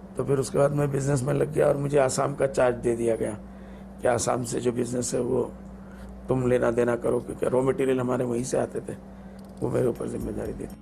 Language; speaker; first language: Hindi; non-native, local second language; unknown